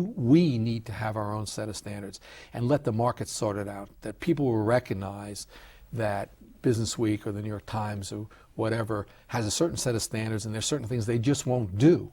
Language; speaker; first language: English; native; English